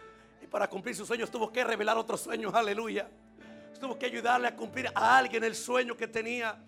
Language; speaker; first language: Spanish; native; Spanish